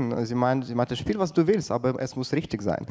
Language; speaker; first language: German; non-native, fluent; Ukrainian